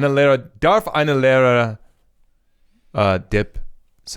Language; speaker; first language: German; non-native, learner; English